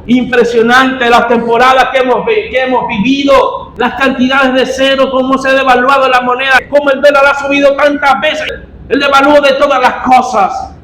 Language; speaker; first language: Spanish; native; Spanish